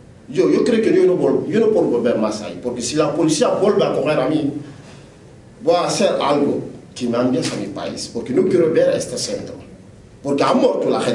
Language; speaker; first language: Spanish; non-native, learner; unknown